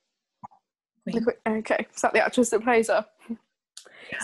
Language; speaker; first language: English; native; English